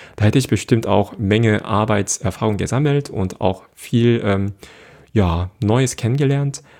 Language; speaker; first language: German; non-native, fluent; Korean